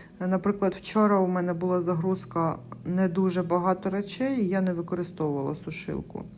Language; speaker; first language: Ukrainian; non-native, local second language; Russian